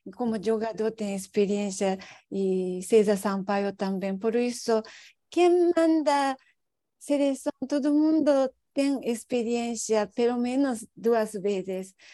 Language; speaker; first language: Portuguese; non-native, learner; Japanese